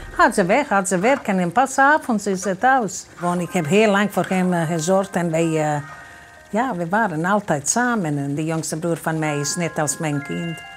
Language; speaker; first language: Dutch; non-native, fluent; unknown